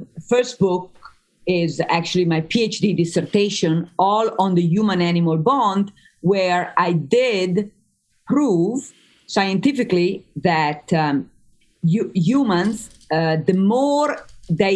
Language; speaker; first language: English; non-native, fluent; Italian